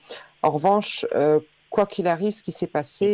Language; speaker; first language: French; native; French